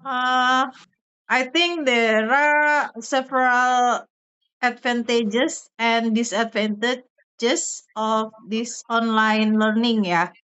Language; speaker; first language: English; non-native, learner; Indonesian